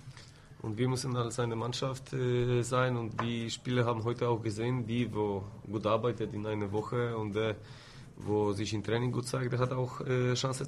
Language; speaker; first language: German; non-native, fluent; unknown